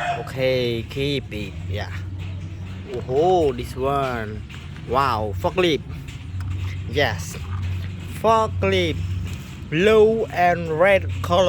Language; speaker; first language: English; non-native, learner; Indonesian